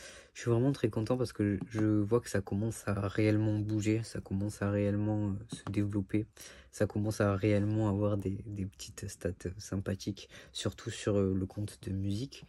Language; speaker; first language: French; native; French